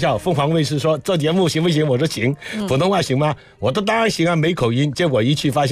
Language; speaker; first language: Chinese; non-native, local second language; Cantonese